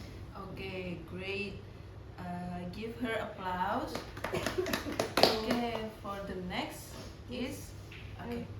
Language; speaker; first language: English; non-native, learner; Indonesian